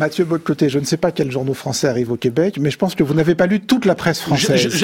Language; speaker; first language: French; native; French